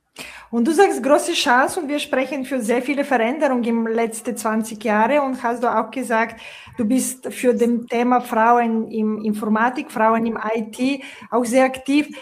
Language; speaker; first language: German; non-native, fluent; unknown